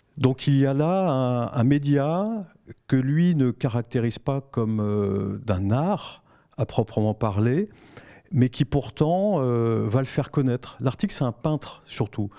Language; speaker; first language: French; native; French